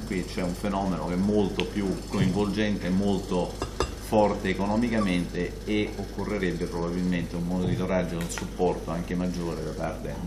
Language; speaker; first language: Italian; native; Italian